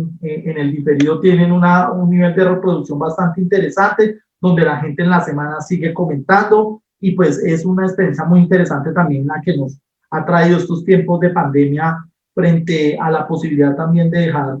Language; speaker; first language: Spanish; native; Spanish